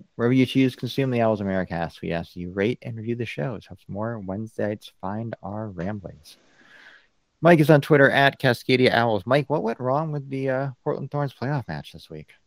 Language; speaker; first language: English; native; English